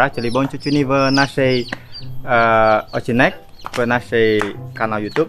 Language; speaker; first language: Polish; non-native, learner; Indonesian